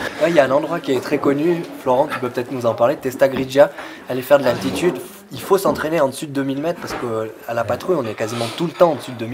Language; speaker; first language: French; native; French